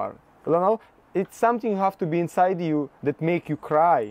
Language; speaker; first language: English; non-native, fluent; Russian